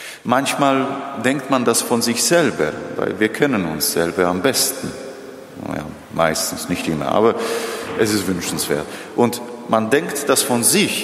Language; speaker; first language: German; non-native, fluent; Polish